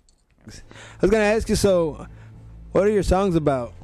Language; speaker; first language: English; native; English